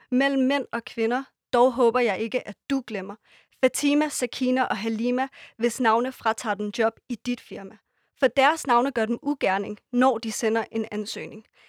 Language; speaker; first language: Danish; early bilingual, other home language; Persian